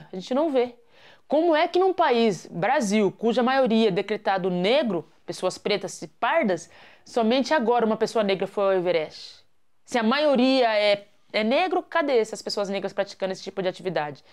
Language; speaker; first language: Portuguese; native; Portuguese